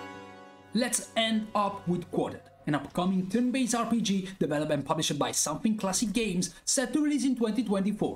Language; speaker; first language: English; non-native, fluent; Italian